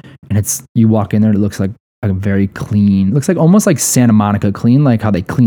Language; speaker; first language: English; native; English